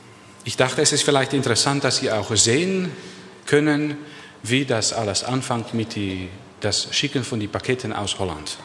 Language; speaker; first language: German; non-native, learner; Dutch